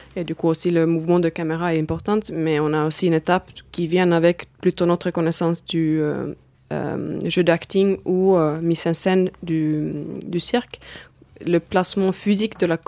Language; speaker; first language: French; non-native, fluent; Finnish